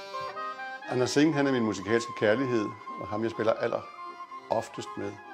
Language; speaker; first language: Danish; native; Danish